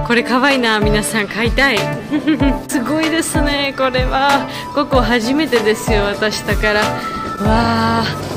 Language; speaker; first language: Japanese; non-native, learner; Georgian